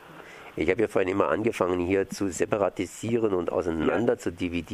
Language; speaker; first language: German; native; German